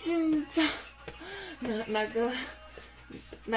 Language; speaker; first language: Korean; non-native, learner; French